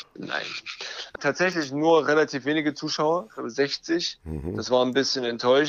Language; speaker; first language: German; native; German